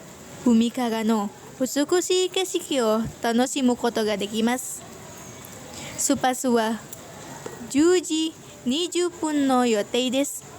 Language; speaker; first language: Japanese; non-native, learner; Indonesian